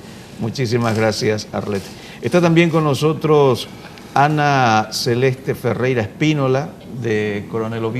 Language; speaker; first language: Spanish; native; Spanish